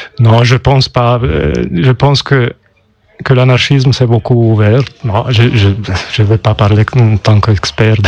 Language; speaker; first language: French; non-native, local second language; German